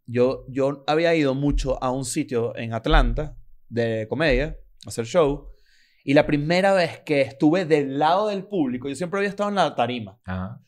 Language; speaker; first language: Spanish; native; Spanish